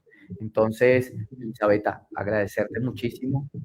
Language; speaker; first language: Spanish; native; Spanish